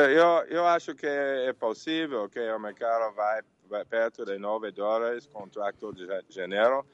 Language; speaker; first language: Portuguese; non-native, learner; English